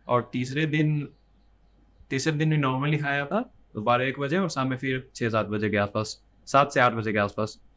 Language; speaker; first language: Hindi; native; Hindi